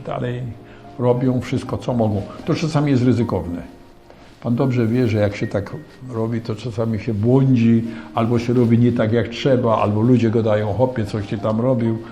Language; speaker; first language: Polish; native; Polish